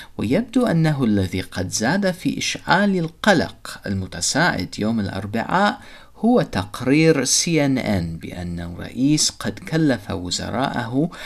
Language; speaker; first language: Arabic; non-native, fluent; English